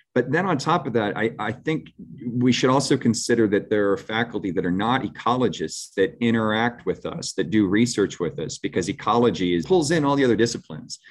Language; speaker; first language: English; native; English